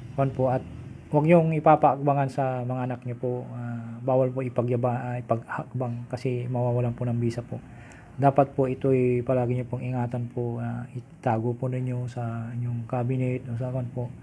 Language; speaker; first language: Filipino; non-native, local second language; Pangasinan